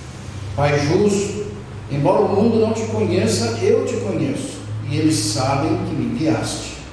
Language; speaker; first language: Portuguese; native; Portuguese